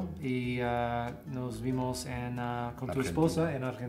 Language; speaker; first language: Spanish; non-native, fluent; English